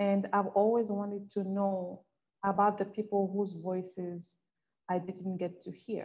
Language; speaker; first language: English; non-native, local second language; French